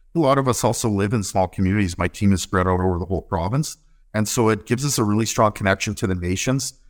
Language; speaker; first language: English; native; English